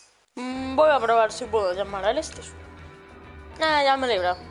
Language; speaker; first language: Spanish; native; Spanish